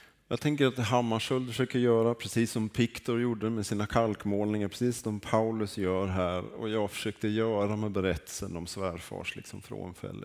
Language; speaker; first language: Swedish; native; Swedish